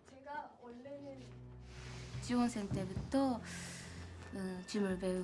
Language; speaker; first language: Korean; non-native, learner; Japanese